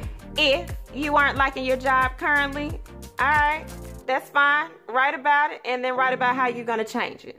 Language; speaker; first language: English; native; English